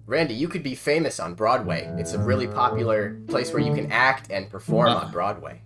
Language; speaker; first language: English; native; English